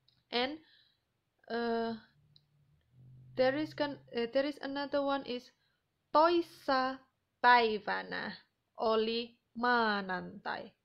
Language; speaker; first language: Finnish; non-native, learner; Indonesian